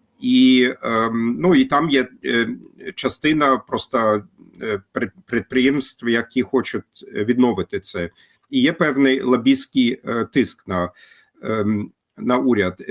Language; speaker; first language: Ukrainian; non-native, fluent; German